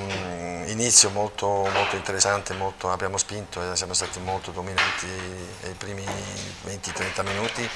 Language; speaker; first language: Italian; non-native, local second language; German